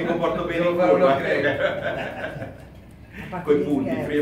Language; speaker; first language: Italian; native; Italian